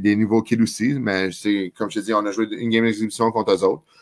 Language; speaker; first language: French; native; French